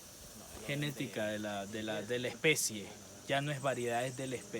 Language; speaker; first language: Spanish; native; Spanish